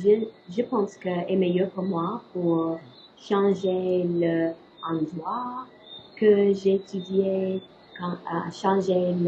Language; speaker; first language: French; non-native, learner; English